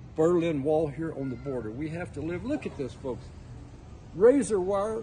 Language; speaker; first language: English; native; English